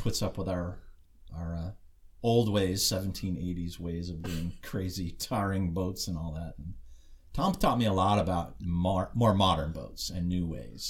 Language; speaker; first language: English; native; English